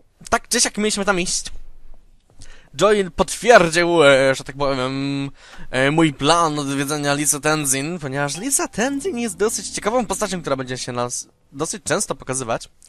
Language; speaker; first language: Polish; native; Polish